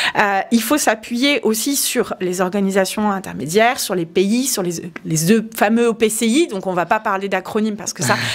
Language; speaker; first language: French; native; French